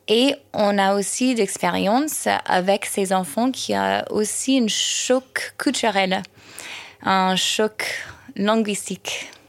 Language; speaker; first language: French; non-native, fluent; English